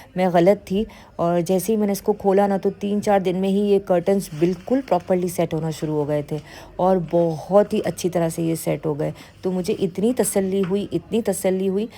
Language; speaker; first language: Urdu; native; Urdu